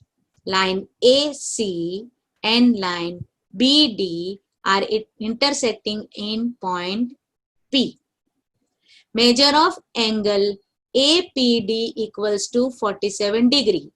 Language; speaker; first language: English; non-native, local second language; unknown